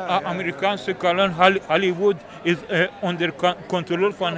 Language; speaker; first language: Dutch; non-native, learner; Persian